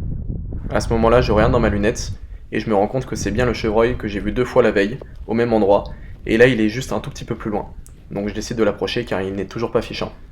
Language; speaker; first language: French; native; French